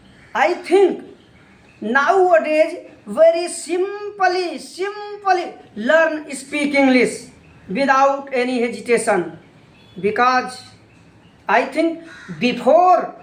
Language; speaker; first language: English; non-native, learner; Hindi